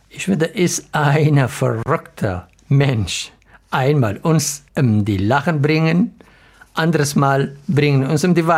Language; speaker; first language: German; non-native, learner; Arabic